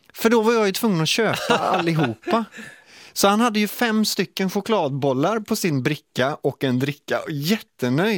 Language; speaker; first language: Swedish; native; Swedish